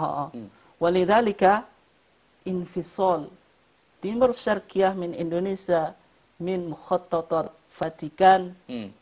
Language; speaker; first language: Arabic; non-native, fluent; Indonesian